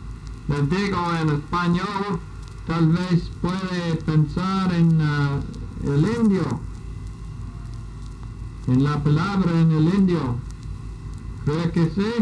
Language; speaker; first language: Spanish; non-native, learner; English